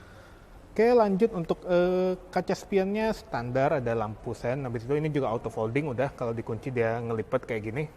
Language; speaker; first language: Indonesian; native; Indonesian